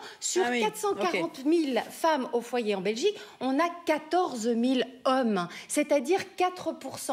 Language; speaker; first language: French; native; French